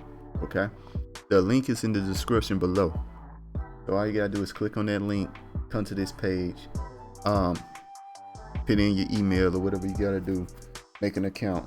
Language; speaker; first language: English; native; English